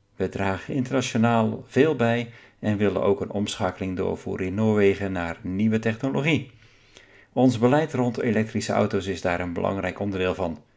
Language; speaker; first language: Dutch; native; Dutch